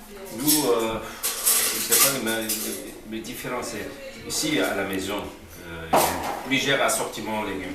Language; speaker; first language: French; non-native, learner; Korean